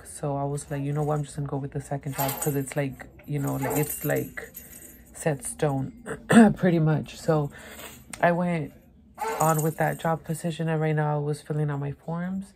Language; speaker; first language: English; early bilingual, other home language; Spanish